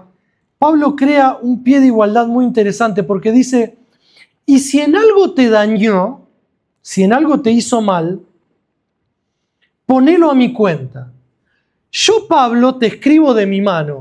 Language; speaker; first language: Spanish; native; Spanish